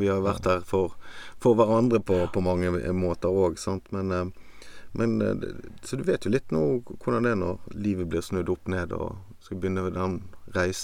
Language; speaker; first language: Norwegian; native; Norwegian